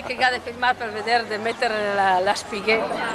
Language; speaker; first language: Italian; non-native, fluent; Croatian